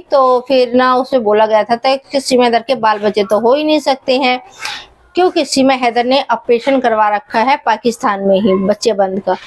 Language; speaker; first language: Hindi; native; Hindi